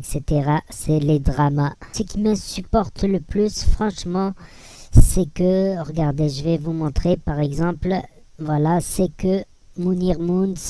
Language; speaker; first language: French; native; French